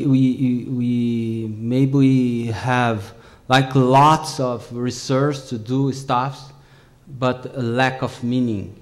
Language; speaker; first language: English; non-native, fluent; Portuguese